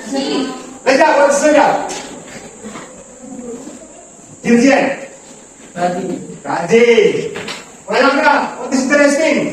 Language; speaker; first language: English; non-native, learner; Indonesian